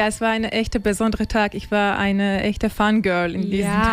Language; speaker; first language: German; non-native, learner; Turkish